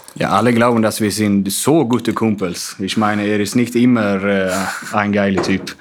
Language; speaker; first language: German; non-native, fluent; Swedish